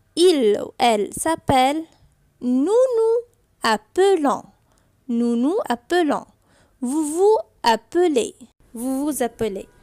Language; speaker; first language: French; non-native, fluent; Arabic